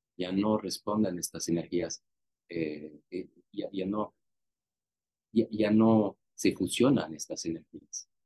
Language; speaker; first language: Spanish; non-native, fluent; French